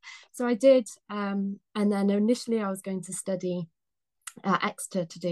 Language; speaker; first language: English; native; English